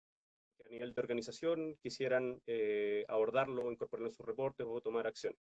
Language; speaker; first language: Spanish; native; Spanish